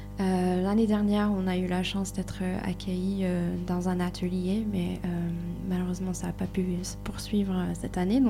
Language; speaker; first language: French; non-native, fluent; English